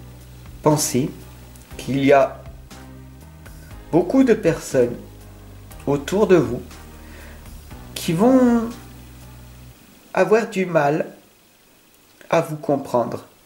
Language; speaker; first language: French; native; French